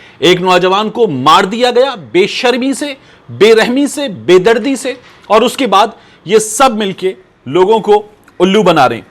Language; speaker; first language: Urdu; native; Urdu